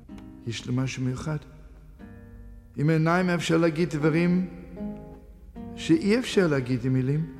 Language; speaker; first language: Hebrew; non-native, fluent; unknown